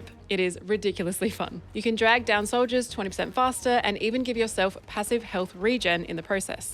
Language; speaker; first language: English; native; English